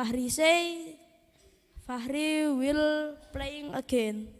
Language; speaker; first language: English; non-native, learner; Indonesian